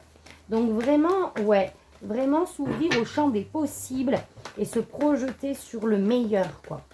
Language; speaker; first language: French; native; French